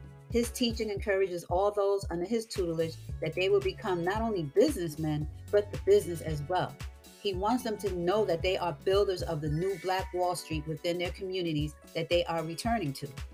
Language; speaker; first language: English; native; English